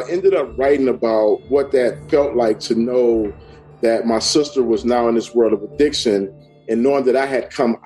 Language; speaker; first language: English; native; English